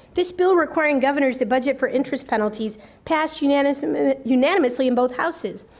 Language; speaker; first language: English; native; English